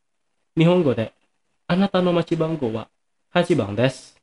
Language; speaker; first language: Japanese; non-native, fluent; Indonesian